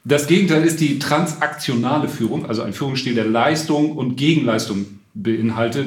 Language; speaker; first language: German; native; German